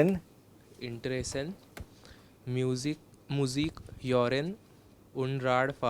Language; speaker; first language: German; non-native, learner; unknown